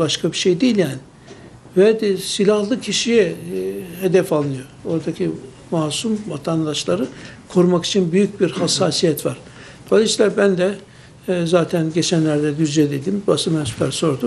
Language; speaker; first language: Turkish; native; Turkish